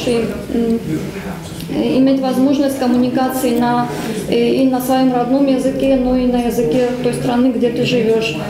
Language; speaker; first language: Russian; native; Russian